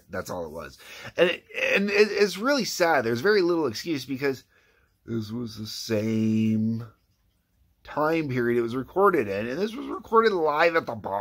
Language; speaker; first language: English; native; English